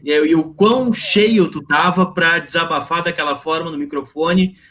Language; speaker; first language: Portuguese; native; Portuguese